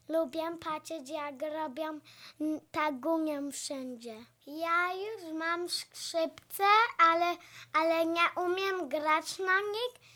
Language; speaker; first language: Polish; early bilingual, heritage; Polish